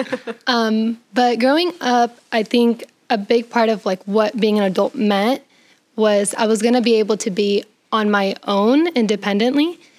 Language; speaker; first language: English; early bilingual, other home language; Spanish